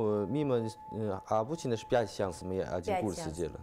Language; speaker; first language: Russian; non-native, learner; Chinese